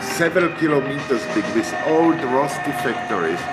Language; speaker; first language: English; non-native, fluent; Czech